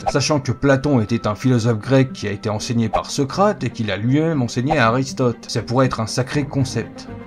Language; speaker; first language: French; native; French